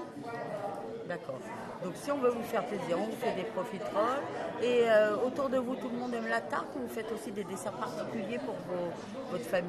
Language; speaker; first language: French; native; French